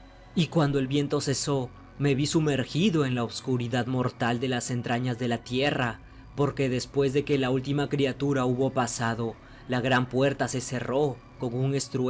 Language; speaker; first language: Spanish; native; Spanish